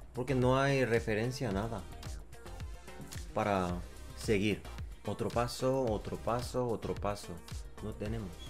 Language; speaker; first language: Spanish; non-native, learner; Korean